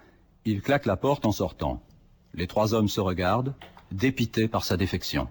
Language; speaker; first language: French; native; French